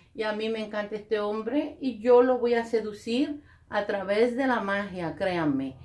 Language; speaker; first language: Spanish; native; Spanish